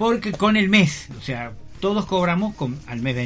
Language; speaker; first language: Spanish; native; Spanish